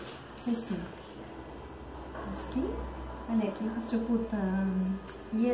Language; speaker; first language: Spanish; non-native, learner; Russian